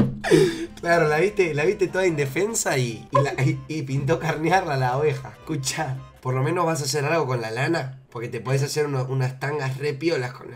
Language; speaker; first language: Spanish; native; Spanish